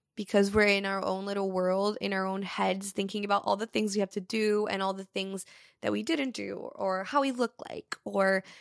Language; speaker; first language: English; early bilingual, other home language; Portuguese